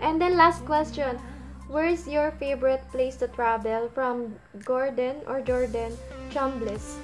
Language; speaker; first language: English; non-native, local second language; Filipino